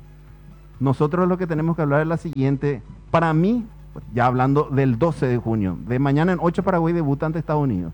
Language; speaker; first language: Spanish; native; Spanish